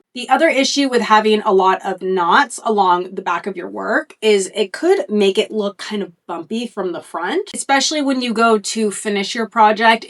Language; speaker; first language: English; native; English